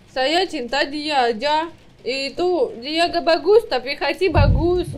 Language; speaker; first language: Indonesian; non-native, learner; Russian